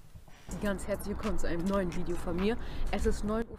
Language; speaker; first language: German; native; German